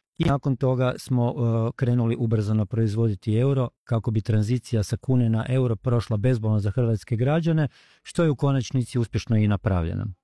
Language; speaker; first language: Croatian; early bilingual, heritage; Croatian